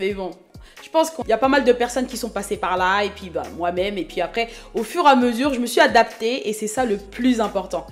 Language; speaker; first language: French; early bilingual, other home language; Haitian Creole